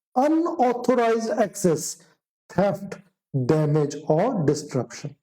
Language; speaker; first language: English; non-native, local second language; Punjabi